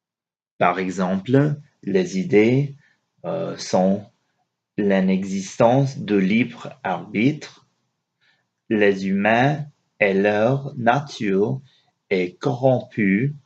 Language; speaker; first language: French; non-native, learner; English